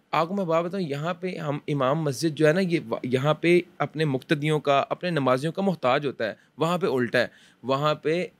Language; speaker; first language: Urdu; early bilingual, heritage; Urdu